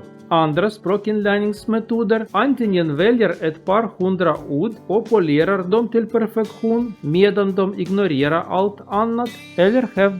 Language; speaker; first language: Swedish; non-native, learner; Russian